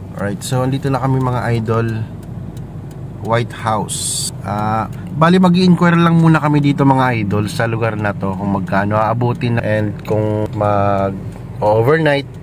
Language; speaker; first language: Filipino; native; Filipino